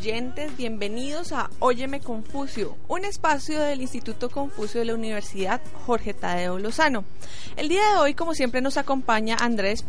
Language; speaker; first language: Spanish; native; Spanish